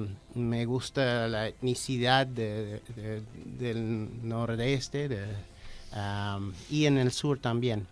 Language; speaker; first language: Spanish; non-native, fluent; English